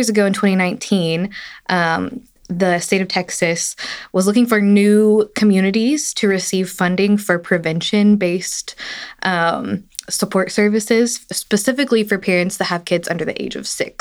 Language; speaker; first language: English; native; English